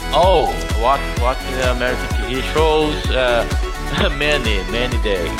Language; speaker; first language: English; non-native, learner; Portuguese